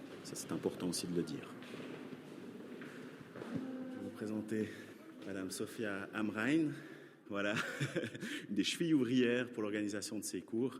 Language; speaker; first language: French; native; French